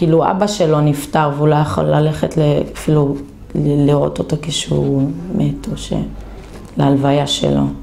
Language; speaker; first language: Hebrew; non-native, local second language; Arabic